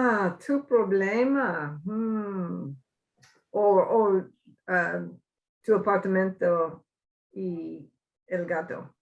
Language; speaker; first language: Spanish; non-native, learner; English